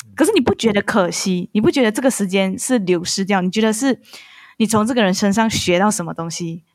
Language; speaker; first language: Chinese; native; Chinese